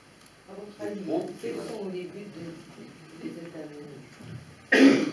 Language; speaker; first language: French; non-native, fluent; Russian